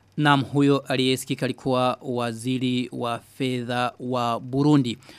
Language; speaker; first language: Swahili; non-native, local second language; Rundi